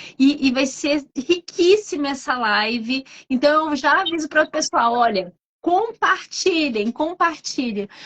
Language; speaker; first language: Portuguese; native; Portuguese